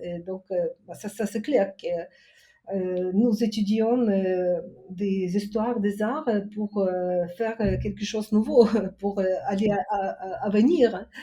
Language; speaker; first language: French; non-native, fluent; Ukrainian